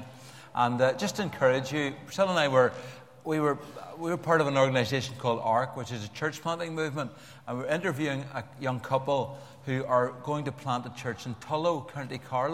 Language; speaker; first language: English; native; English